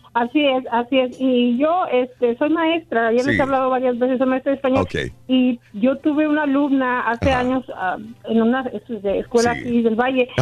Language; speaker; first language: Spanish; native; Spanish